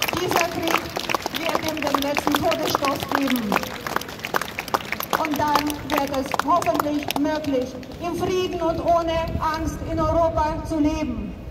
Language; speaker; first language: German; non-native, fluent; Ukrainian